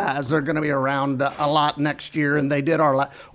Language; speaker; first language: English; native; English